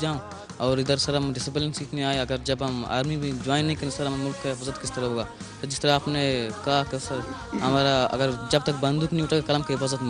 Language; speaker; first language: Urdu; non-native, local second language; Pashto